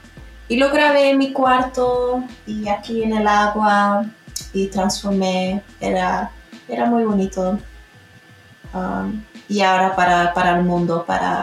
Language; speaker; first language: Spanish; early bilingual, heritage; Spanish